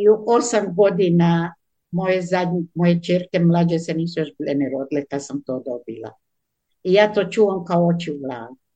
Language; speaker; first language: Croatian; native; Croatian